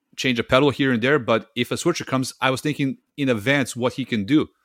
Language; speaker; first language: English; non-native, fluent; Serbian